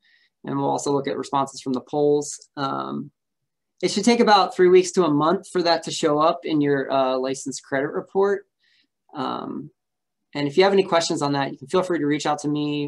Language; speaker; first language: English; native; English